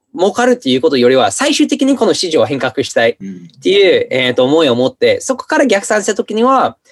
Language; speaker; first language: Japanese; non-native, fluent; English